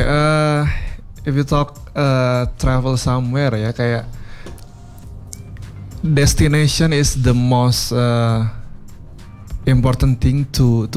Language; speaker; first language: English; non-native, fluent; Indonesian